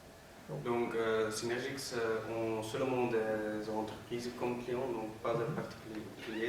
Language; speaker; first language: French; non-native, learner; Dutch